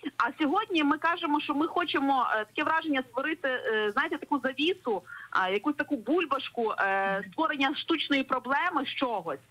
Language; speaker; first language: Ukrainian; native; Ukrainian